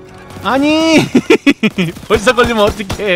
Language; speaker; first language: Korean; native; Korean